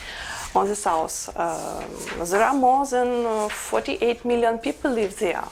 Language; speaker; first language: English; non-native, learner; Ukrainian